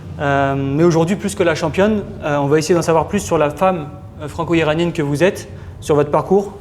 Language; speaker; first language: French; native; French